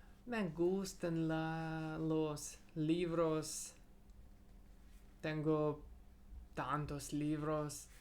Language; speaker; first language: Spanish; non-native, learner; Russian